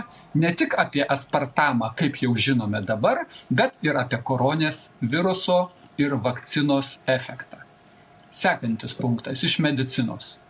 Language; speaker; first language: Lithuanian; native; Lithuanian